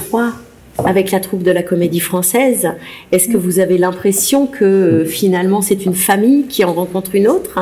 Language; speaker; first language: French; native; French